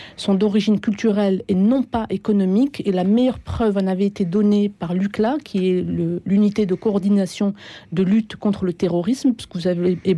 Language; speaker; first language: French; native; French